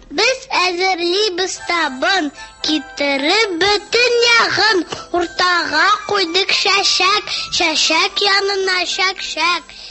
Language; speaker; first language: Tatar; native; Tatar